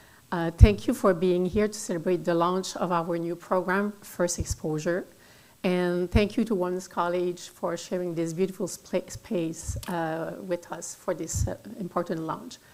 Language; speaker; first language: English; non-native, fluent; French